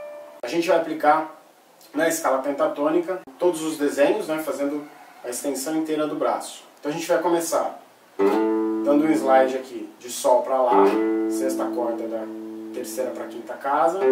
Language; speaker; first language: Portuguese; native; Portuguese